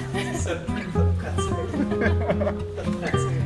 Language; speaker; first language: French; native; French